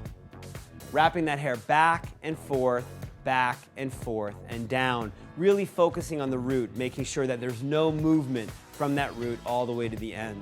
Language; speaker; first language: English; native; English